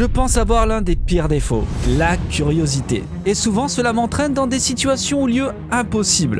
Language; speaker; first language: French; native; French